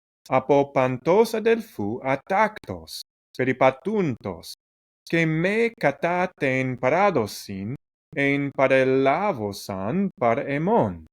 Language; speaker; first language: Greek; non-native, fluent; English